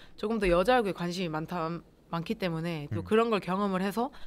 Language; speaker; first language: Korean; native; Korean